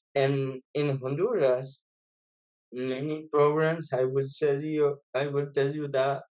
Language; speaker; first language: English; non-native, fluent; Spanish